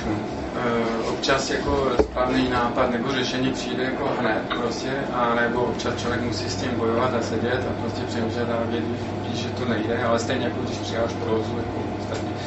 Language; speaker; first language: Czech; non-native, fluent; French